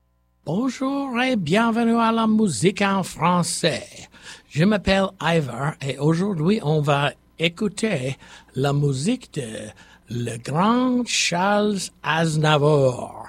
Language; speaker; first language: French; non-native, learner; English